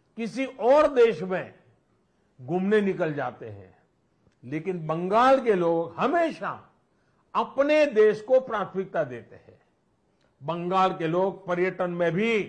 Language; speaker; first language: Hindi; non-native, local second language; Gujarati